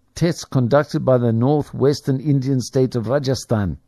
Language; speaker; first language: English; native; English